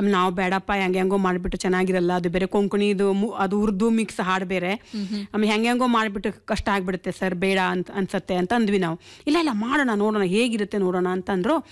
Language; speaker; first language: Kannada; non-native, local second language; Konkani